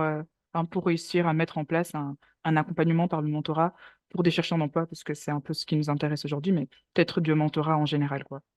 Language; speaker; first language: French; native; French